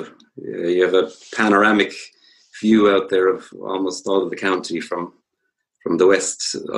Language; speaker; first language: English; native; English